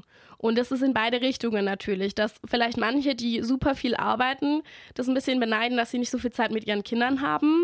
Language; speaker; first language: German; native; German